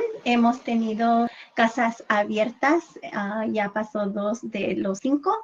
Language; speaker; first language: Spanish; early bilingual, heritage; English